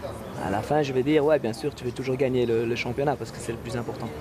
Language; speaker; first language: French; non-native, local second language; Dutch